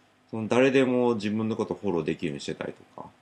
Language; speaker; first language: Japanese; native; Japanese